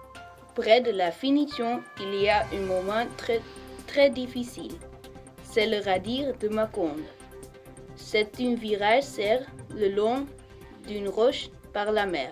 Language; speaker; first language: French; non-native, learner; Dutch